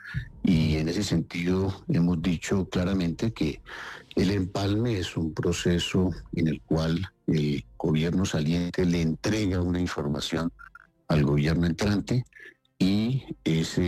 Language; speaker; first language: Spanish; native; Spanish